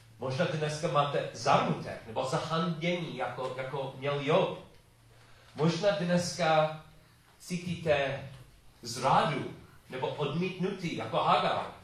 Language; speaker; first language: Czech; non-native, learner; English